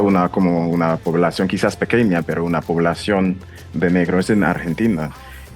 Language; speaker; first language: Spanish; non-native, fluent; English